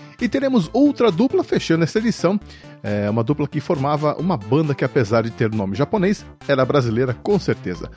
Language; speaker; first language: Portuguese; native; Portuguese